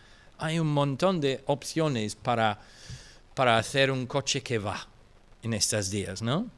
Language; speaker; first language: Spanish; non-native, fluent; English